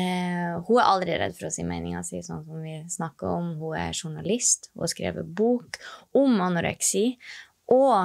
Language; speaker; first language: Norwegian; native; Norwegian